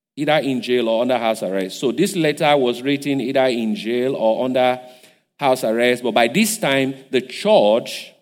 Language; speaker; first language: English; non-native, local second language; Yoruba